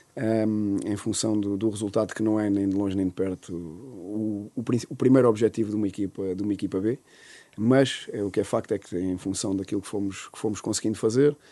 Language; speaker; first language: Portuguese; native; Portuguese